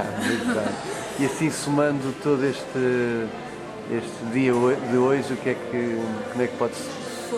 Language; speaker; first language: Portuguese; native; Portuguese